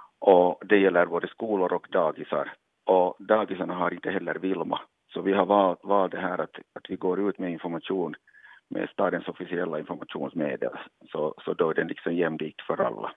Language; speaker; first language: Swedish; native; Swedish